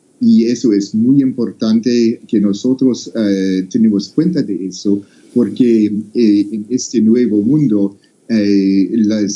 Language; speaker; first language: Spanish; non-native, fluent; English